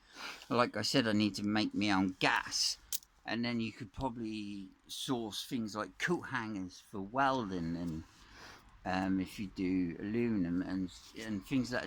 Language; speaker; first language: English; native; English